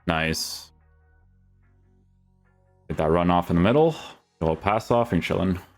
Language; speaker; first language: English; native; English